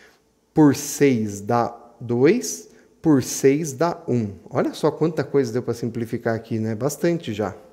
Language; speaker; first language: Portuguese; native; Portuguese